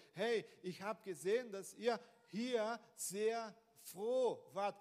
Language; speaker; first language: German; non-native, fluent; Portuguese